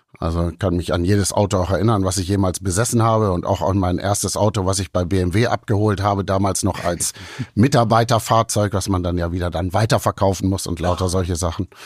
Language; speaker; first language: German; native; German